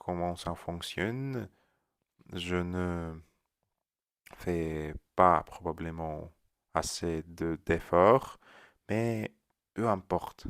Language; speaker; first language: French; non-native, learner; Russian